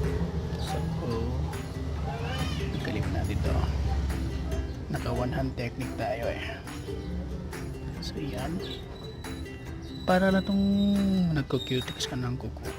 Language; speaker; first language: Filipino; native; Filipino